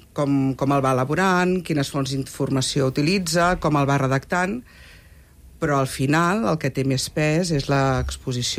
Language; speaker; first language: Catalan; native; Catalan